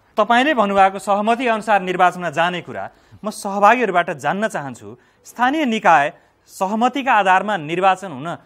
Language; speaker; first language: Nepali; native; Nepali